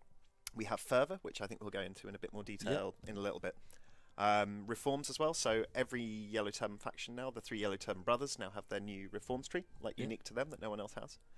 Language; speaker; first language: English; native; English